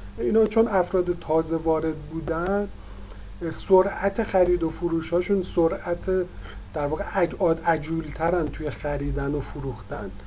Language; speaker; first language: Persian; native; Persian